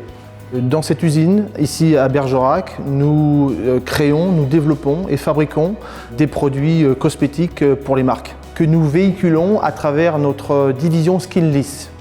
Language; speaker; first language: French; native; French